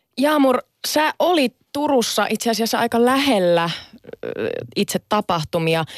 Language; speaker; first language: Finnish; early bilingual, other home language; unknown